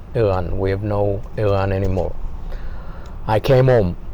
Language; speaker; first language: English; non-native, fluent; Hebrew